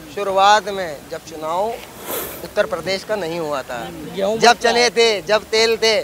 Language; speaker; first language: Hindi; native; Hindi